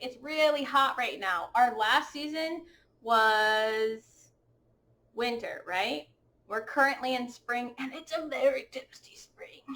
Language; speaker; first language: English; native; English